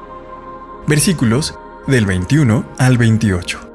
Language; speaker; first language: Spanish; native; Spanish